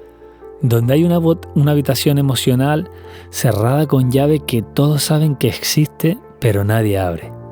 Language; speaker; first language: Spanish; native; Spanish